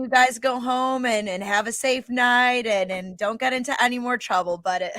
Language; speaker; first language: English; native; English